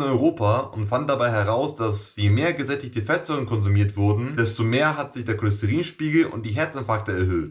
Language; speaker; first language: German; native; German